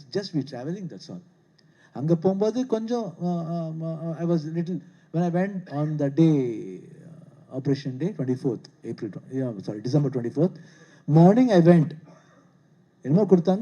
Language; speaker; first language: Tamil; non-native, local second language; Kannada